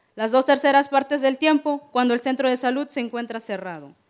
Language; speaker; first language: Spanish; non-native, local second language; Tzeltal